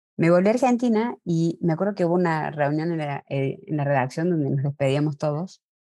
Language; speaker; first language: Spanish; native; Spanish